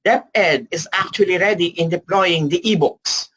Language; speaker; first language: English; non-native, local second language; Filipino